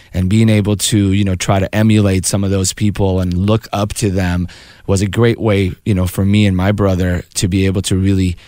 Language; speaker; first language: English; early bilingual, other home language; Persian